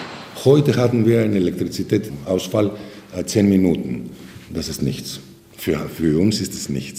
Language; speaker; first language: German; non-native, fluent; Greek